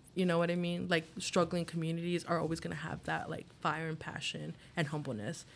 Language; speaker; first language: English; native; English